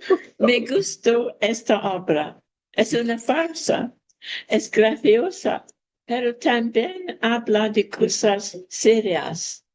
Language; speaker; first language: Spanish; non-native, fluent; English